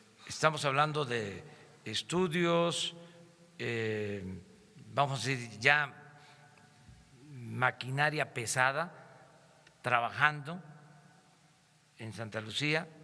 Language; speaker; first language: Spanish; native; Spanish